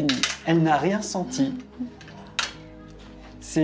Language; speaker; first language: French; native; French